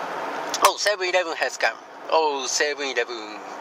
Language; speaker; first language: English; non-native, learner; Japanese